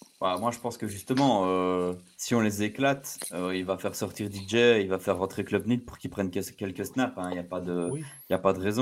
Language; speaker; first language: French; native; French